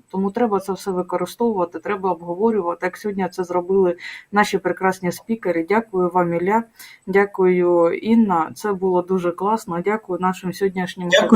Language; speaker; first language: Ukrainian; native; Ukrainian